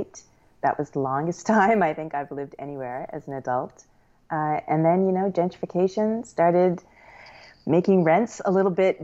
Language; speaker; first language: English; native; English